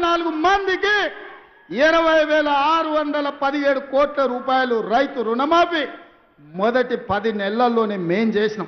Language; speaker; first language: Telugu; native; Telugu